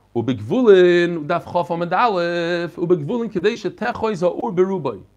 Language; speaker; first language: English; non-native, fluent; Hebrew